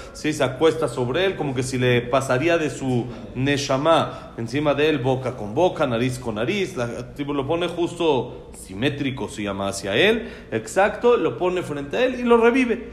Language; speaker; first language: Spanish; native; Spanish